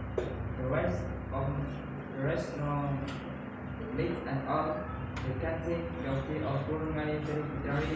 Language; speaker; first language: English; non-native, learner; Indonesian